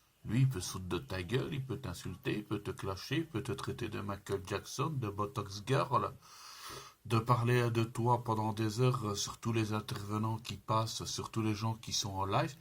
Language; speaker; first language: French; native; French